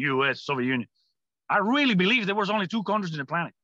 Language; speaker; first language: English; non-native, fluent; Spanish